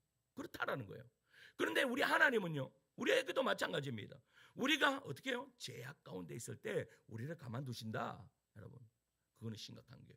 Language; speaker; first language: Korean; native; Korean